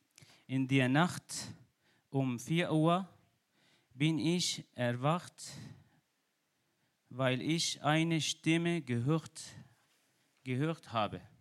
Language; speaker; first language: German; non-native, learner; Kurdish